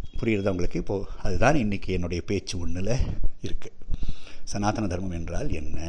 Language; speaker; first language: Tamil; non-native, local second language; Telugu